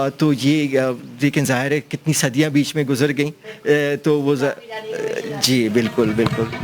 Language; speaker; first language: Urdu; non-native, local second language; Pashto